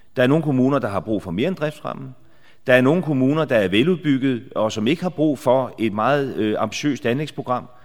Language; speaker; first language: Danish; native; Danish